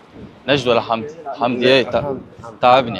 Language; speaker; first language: Arabic; native; Arabic